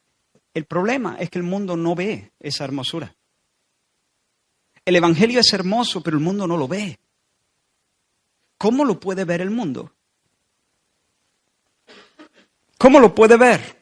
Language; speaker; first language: Spanish; native; Spanish